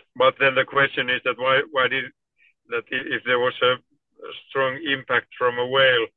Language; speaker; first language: English; non-native, fluent; Finnish